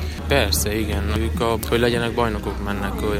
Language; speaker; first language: Hungarian; non-native, local second language; Romanian